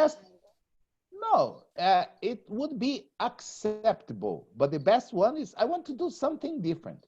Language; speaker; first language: English; non-native, fluent; Portuguese